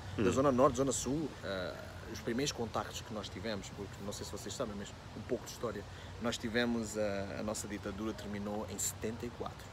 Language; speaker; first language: Portuguese; native; Portuguese